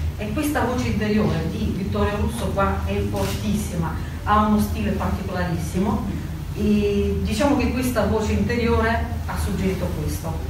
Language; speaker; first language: Italian; non-native, fluent; Russian